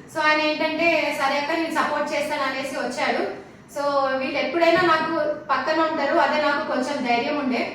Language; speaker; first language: Telugu; non-native, learner; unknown